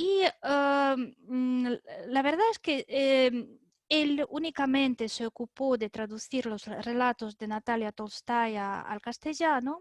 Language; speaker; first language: Spanish; non-native, fluent; Russian